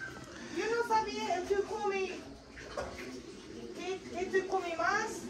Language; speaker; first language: Spanish; non-native, learner; English